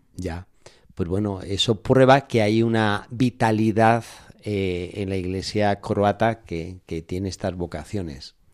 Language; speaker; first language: Spanish; native; Spanish